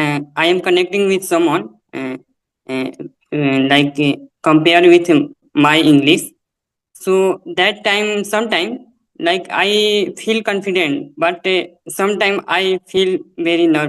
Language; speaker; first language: English; non-native, learner; Hindi